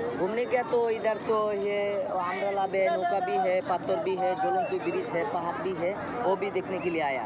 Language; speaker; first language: Hindi; non-native, learner; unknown